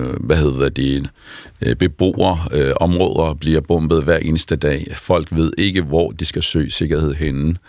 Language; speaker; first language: Danish; non-native, fluent; Arabic